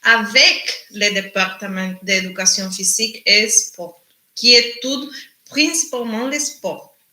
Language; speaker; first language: French; non-native, learner; Spanish